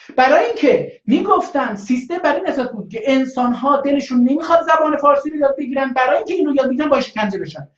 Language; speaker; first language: Persian; non-native, local second language; Azerbaijani